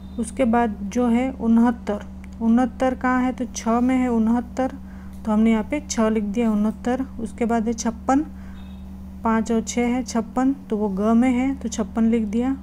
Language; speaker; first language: Hindi; non-native, local second language; Gujarati